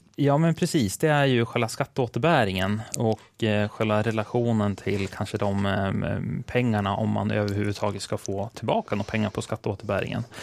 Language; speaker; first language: Swedish; early bilingual, other home language; Serbian